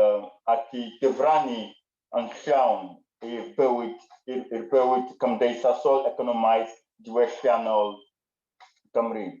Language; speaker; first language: Welsh; non-native, learner; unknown